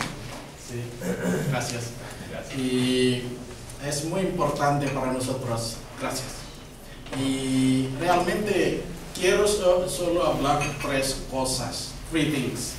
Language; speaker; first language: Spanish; non-native, learner; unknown